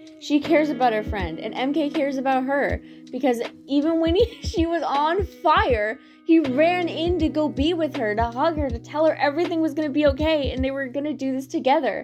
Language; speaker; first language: English; native; English